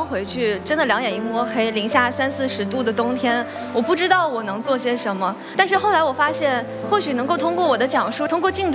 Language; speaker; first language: Chinese; native; Chinese